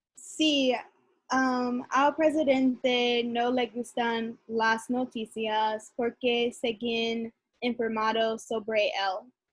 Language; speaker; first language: Spanish; non-native, learner; English